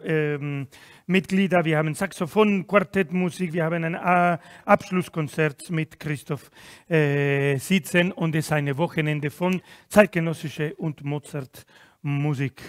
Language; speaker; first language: German; non-native, fluent; Spanish